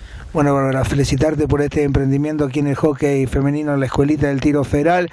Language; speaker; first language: Spanish; native; Spanish